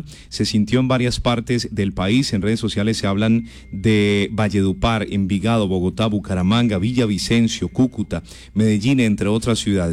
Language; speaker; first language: Spanish; native; Spanish